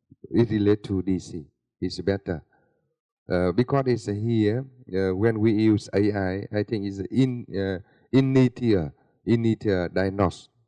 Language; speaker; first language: English; non-native, learner; Vietnamese